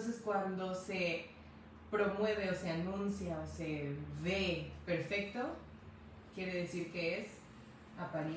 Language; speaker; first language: Spanish; native; Spanish